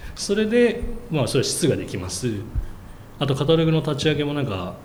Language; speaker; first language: Japanese; native; Japanese